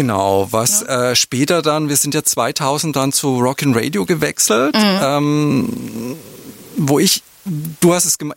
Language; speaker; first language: German; native; German